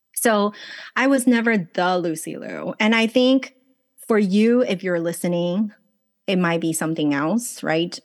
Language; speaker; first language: English; early bilingual, other home language; Chinese